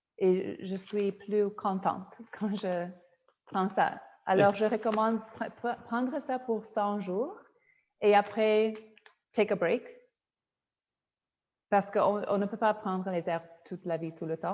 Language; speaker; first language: French; non-native, fluent; Polish